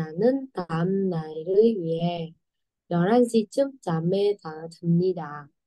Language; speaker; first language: Korean; non-native, learner; Vietnamese